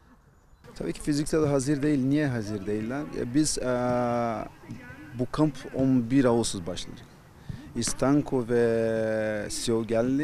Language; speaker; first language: Turkish; non-native, fluent; Portuguese